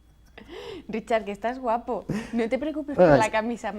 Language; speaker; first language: Spanish; native; Spanish